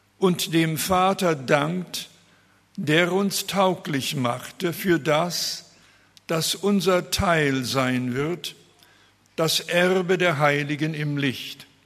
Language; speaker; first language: German; early bilingual, heritage; German